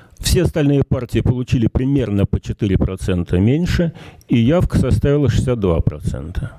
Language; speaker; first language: Russian; native; Russian